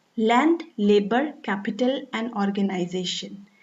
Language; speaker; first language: English; non-native, local second language; Assamese